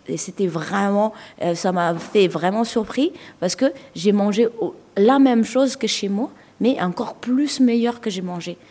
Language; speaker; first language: French; non-native, local second language; Malagasy